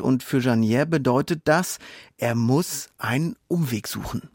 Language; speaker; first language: German; native; German